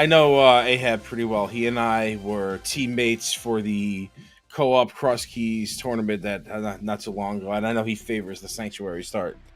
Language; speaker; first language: English; native; English